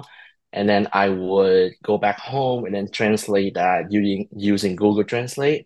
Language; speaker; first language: English; early bilingual, other home language; Vietnamese